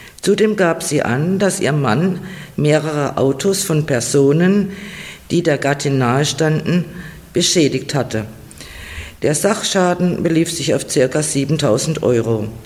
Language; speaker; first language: German; native; German